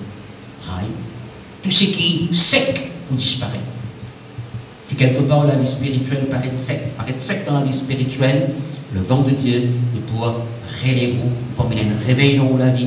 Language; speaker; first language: French; non-native, local second language; Morisyen